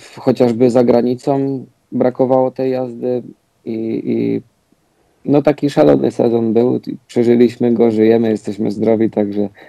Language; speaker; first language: Polish; native; Polish